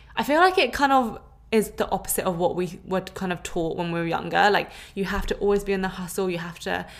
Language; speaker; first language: English; native; English